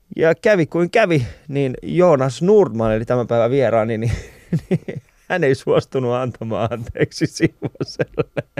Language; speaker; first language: Finnish; early bilingual, other home language; Persian